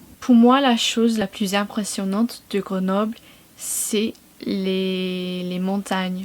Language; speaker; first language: French; non-native, fluent; English